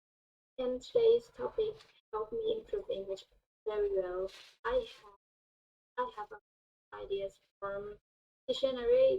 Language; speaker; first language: English; non-native, fluent; Thai